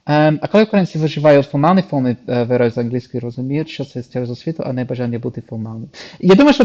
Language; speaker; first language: Ukrainian; non-native, fluent; English